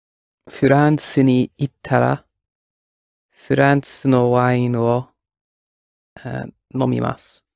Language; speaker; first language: Japanese; non-native, learner; English